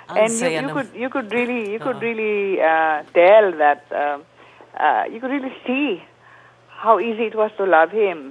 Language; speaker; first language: English; non-native, local second language; Filipino